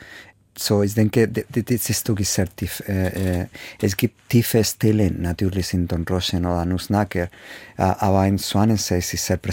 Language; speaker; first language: German; non-native, fluent; Spanish